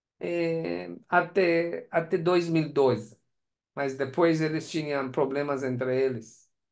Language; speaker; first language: Portuguese; non-native, learner; Persian